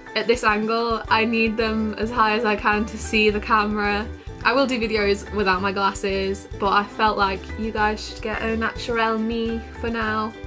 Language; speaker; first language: English; native; English